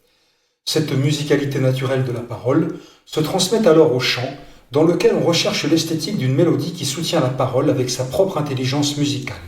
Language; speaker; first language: French; native; French